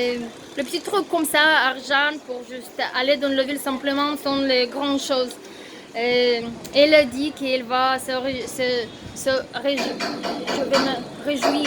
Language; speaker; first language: French; non-native, fluent; Russian